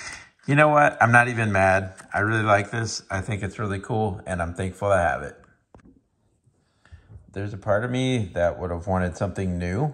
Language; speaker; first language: English; native; English